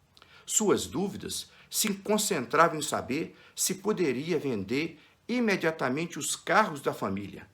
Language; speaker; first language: Portuguese; native; Portuguese